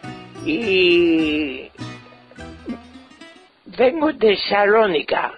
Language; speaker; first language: Spanish; early bilingual, heritage; Ladino